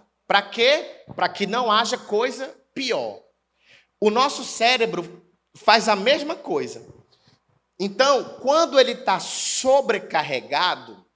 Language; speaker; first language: Portuguese; native; Portuguese